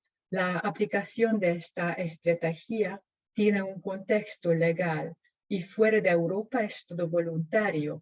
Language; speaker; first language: Spanish; non-native, fluent; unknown